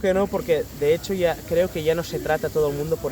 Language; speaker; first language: Spanish; non-native, local second language; Catalan